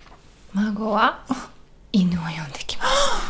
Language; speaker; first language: Japanese; early bilingual, other home language; Russian